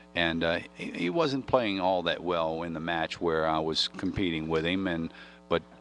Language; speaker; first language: English; native; English